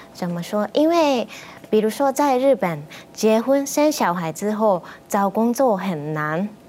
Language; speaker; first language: Chinese; non-native, fluent; Japanese